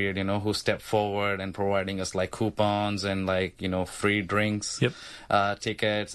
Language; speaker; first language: English; non-native, local second language; Punjabi